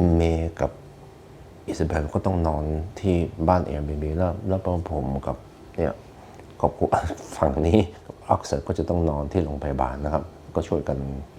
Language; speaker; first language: Thai; non-native, fluent; Norwegian